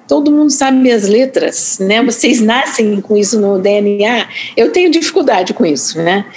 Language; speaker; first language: Portuguese; non-native, fluent; English